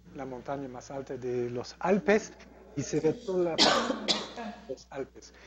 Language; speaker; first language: Spanish; non-native, fluent; English